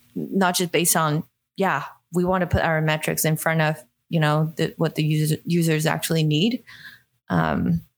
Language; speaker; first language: English; non-native, local second language; Cantonese